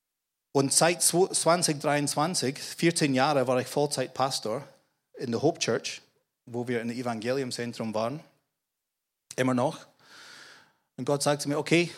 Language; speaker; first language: German; non-native, fluent; English